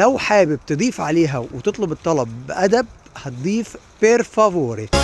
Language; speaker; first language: Arabic; native; Arabic